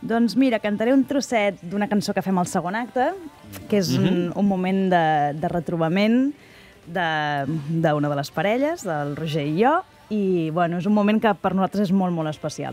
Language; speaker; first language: Catalan; native; Catalan